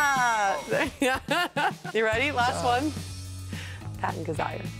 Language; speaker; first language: English; native; English